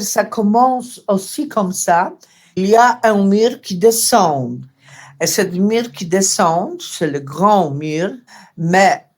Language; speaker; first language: French; non-native, fluent; Polish